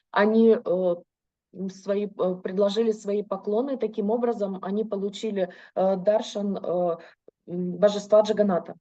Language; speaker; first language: Russian; native; Russian